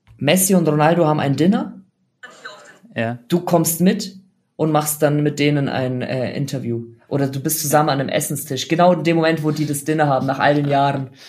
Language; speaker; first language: German; native; German